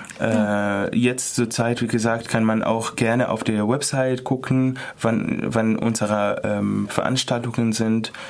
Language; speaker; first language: German; non-native, fluent; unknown